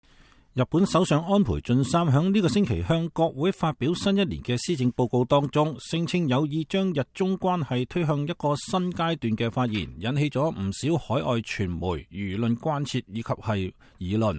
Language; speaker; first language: Chinese; native; Chinese